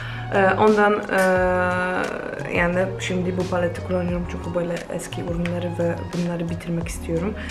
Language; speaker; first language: Turkish; non-native, fluent; Polish